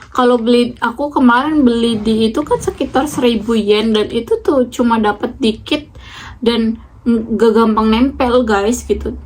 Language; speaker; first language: Indonesian; native; Indonesian